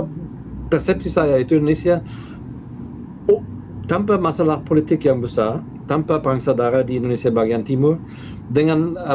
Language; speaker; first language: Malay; non-native, fluent; German